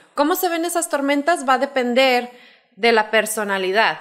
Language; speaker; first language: Spanish; native; Spanish